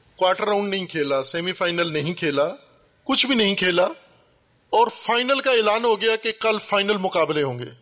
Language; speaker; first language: Urdu; native; Urdu